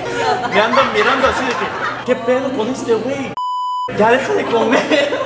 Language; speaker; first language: Spanish; non-native, fluent; Korean